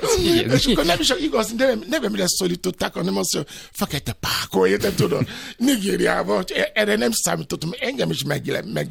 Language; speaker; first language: Hungarian; non-native, fluent; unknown